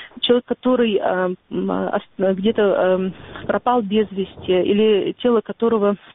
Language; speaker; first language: Russian; non-native, local second language; Ingush